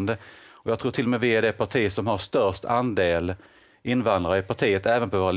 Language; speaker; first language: Swedish; native; Swedish